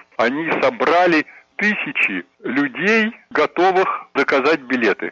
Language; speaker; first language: Russian; native; Russian